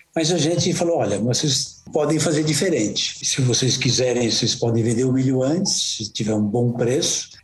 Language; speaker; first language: Portuguese; native; Portuguese